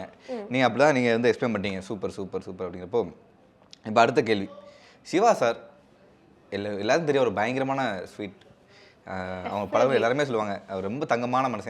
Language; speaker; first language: Tamil; native; Tamil